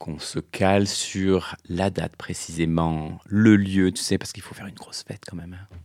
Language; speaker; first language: French; native; French